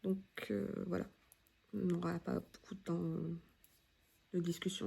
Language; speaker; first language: French; native; French